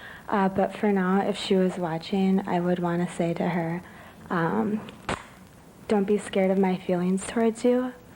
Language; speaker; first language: English; native; English